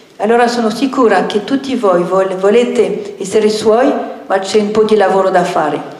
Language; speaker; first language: Italian; non-native, fluent; French